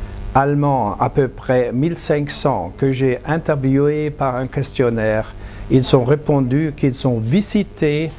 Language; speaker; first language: French; non-native, fluent; German